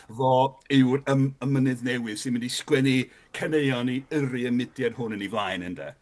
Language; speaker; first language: Welsh; native; Welsh